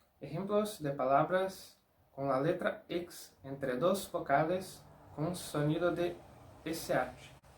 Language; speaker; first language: Spanish; non-native, fluent; Portuguese